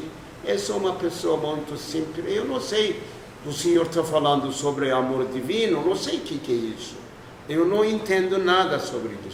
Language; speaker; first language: Portuguese; non-native, fluent; Turkish